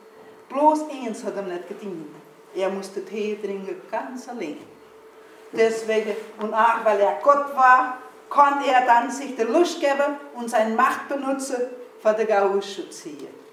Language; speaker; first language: German; early bilingual, heritage; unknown